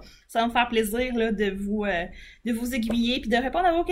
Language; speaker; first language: French; native; French